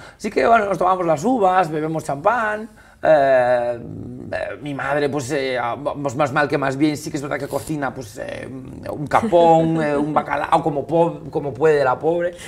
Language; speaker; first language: Spanish; native; Spanish